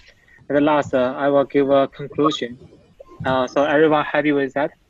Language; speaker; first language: English; non-native, fluent; Chinese